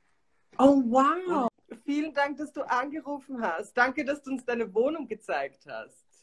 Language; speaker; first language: German; native; German